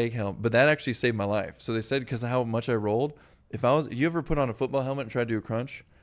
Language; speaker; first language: English; native; English